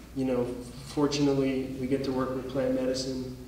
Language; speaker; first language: English; native; English